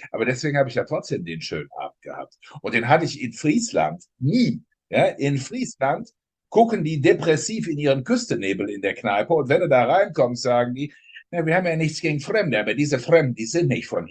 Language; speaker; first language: German; native; German